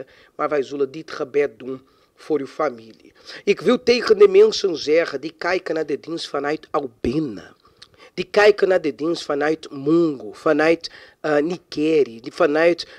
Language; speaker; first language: Dutch; non-native, fluent; Portuguese